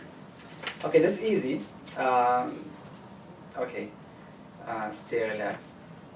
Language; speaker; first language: English; non-native, learner; Arabic